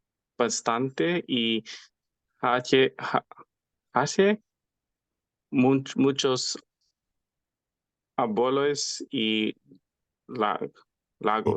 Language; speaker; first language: Spanish; non-native, learner; English